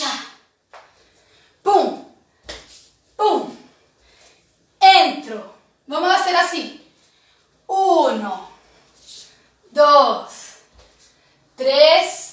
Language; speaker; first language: Spanish; non-native, fluent; Portuguese